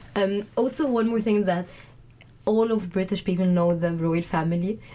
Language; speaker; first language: English; non-native, fluent; Arabic